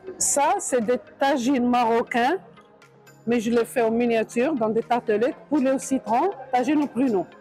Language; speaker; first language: French; non-native, local second language; Arabic